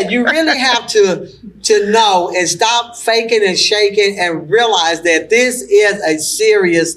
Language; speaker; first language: English; native; English